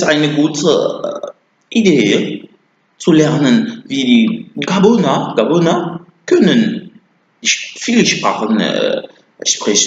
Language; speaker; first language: German; non-native, learner; French